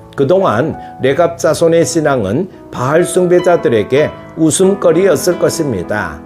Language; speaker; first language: Korean; native; Korean